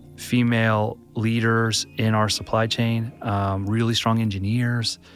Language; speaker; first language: English; native; English